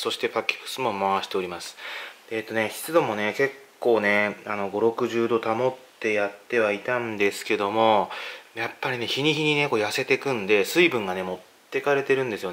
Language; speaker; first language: Japanese; native; Japanese